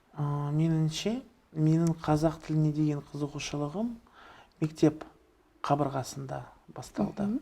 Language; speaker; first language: Kazakh; non-native, local second language; Russian